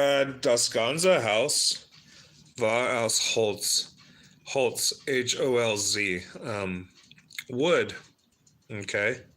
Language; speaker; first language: German; non-native, learner; English